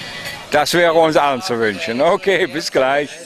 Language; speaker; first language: German; native; German